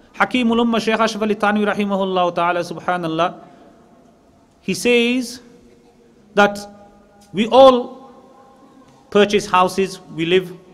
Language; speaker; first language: English; native; English